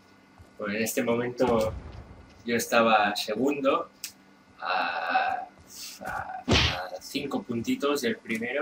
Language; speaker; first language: Spanish; native; Spanish